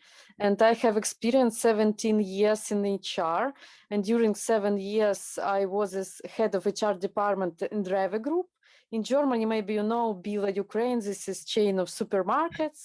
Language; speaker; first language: English; non-native, learner; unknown